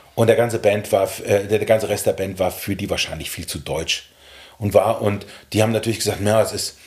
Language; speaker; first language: German; native; German